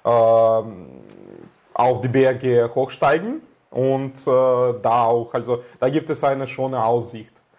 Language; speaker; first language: German; non-native, fluent; Russian